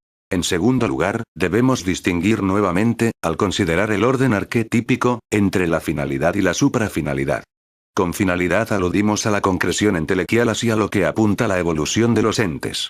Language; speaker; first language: Spanish; native; Spanish